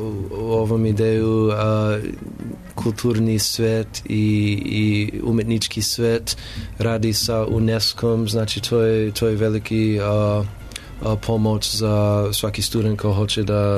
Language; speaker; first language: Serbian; non-native, learner; English